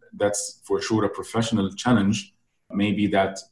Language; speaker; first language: English; non-native, fluent; Arabic